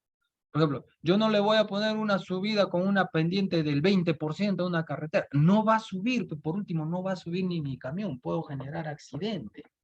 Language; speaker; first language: Spanish; native; Spanish